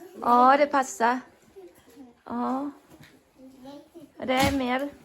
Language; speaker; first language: Swedish; non-native, learner; Thai